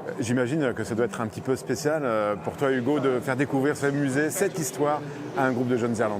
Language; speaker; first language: French; native; French